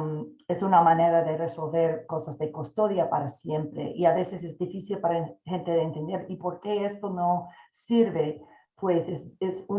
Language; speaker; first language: Spanish; non-native, fluent; English